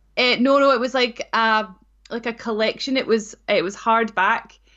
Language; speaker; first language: English; native; English